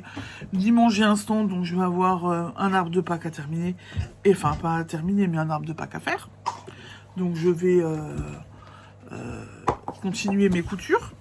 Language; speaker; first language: French; native; French